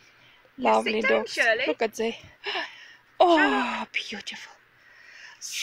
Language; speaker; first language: English; non-native, learner; Russian